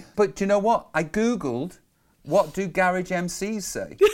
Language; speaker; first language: English; native; English